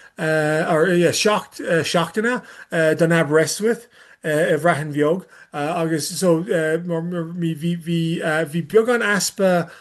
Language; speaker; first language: Irish; non-native, learner; English